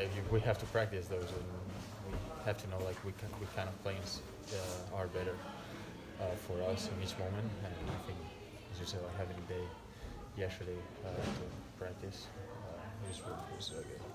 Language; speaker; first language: English; non-native, fluent; Spanish